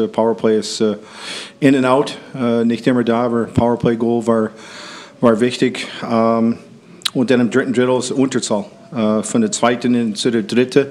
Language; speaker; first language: German; non-native, fluent; English